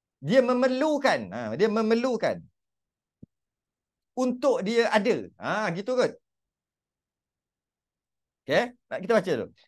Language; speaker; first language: Malay; native; Malay